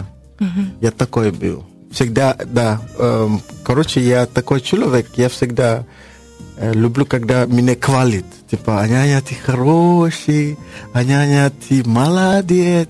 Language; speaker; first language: Russian; non-native, learner; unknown